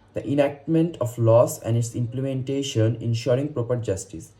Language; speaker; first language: English; non-native, local second language; Bangla